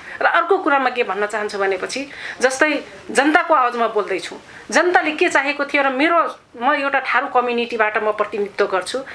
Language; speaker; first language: Nepali; non-native, local second language; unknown